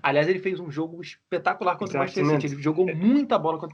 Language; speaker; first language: Portuguese; native; Portuguese